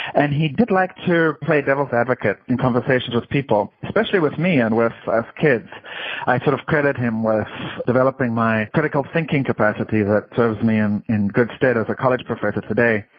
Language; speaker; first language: English; native; English